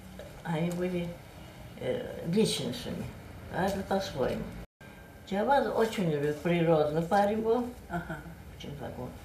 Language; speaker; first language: Russian; non-native, local second language; Azerbaijani